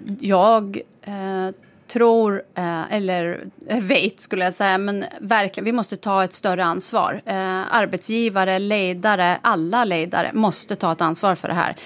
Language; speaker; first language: Swedish; native; Swedish